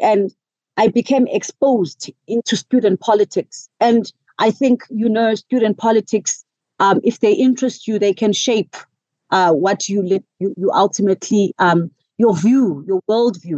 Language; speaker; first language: English; non-native, local second language; Xhosa